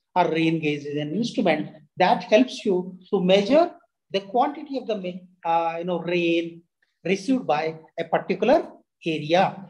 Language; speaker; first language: English; non-native, local second language; Telugu